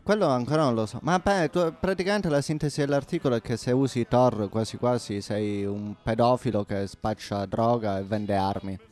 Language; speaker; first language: Italian; native; Italian